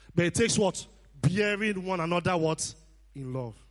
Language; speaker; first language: English; non-native, local second language; Nigerian Pidgin